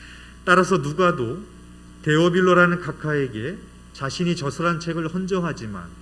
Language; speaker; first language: Korean; native; Korean